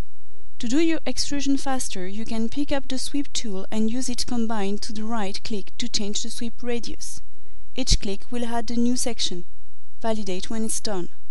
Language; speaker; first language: English; non-native, fluent; French